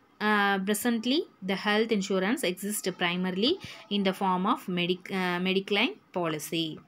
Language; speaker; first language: English; non-native, local second language; Tamil